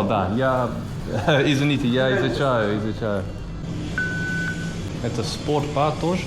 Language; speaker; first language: Russian; non-native, learner; English